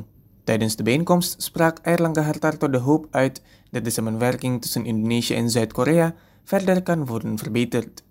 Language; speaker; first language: Dutch; non-native, fluent; Indonesian